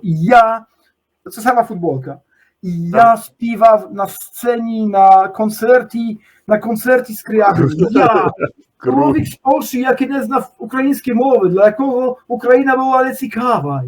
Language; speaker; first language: Polish; non-native, learner; Ukrainian